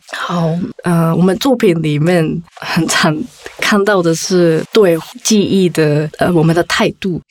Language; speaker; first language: Chinese; non-native, fluent; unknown